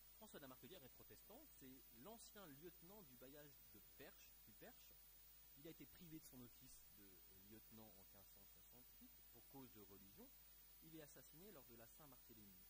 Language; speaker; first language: French; native; French